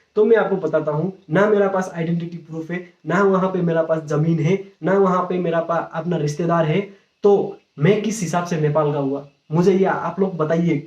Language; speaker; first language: Hindi; non-native, local second language; Nepali